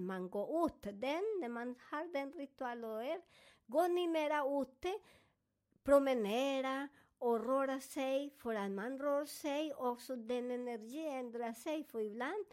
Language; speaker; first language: Swedish; non-native, fluent; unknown